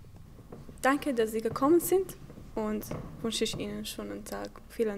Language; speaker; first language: German; non-native, learner; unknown